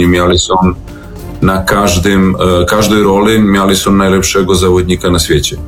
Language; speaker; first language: Polish; non-native, learner; Serbian